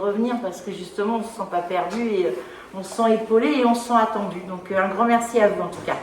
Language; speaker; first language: French; native; French